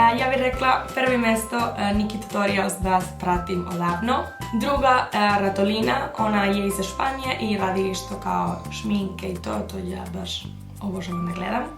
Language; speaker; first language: Bosnian; early bilingual, heritage; Bosnian